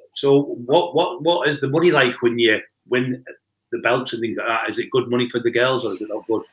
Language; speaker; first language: English; native; English